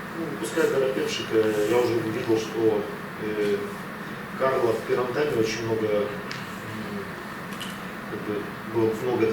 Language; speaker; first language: Russian; native; Russian